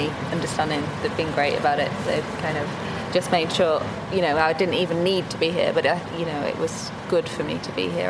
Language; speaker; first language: English; native; English